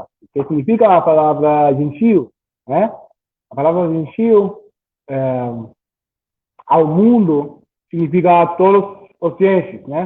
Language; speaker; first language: Portuguese; non-native, learner; English